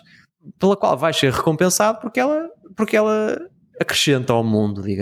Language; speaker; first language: Portuguese; native; Portuguese